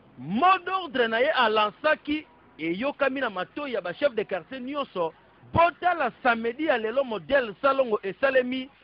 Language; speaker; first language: Lingala; native; Lingala